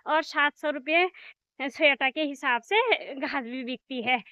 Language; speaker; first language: Hindi; native; Hindi